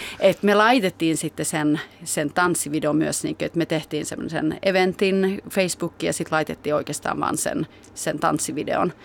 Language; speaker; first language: Finnish; early bilingual, heritage; Finnish